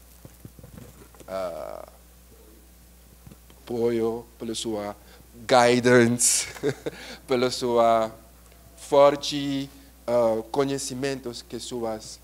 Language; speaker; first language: Portuguese; non-native, learner; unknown